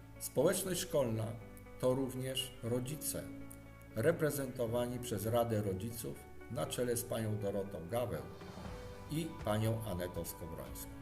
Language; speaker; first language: Polish; native; Polish